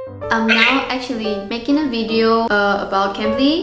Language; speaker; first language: English; non-native, local second language; Chinese